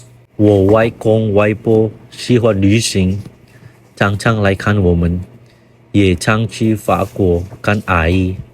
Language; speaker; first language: Chinese; non-native, fluent; Indonesian